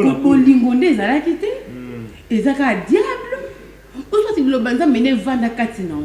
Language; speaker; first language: French; non-native, local second language; Lingala